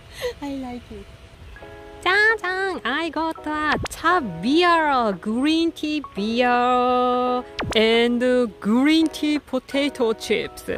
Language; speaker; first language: English; non-native, learner; Japanese